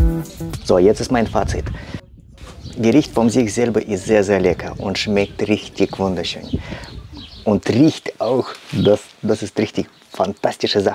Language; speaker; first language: German; non-native, learner; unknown